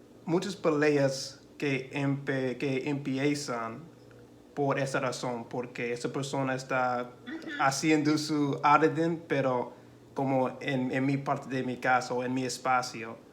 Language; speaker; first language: Spanish; non-native, learner; English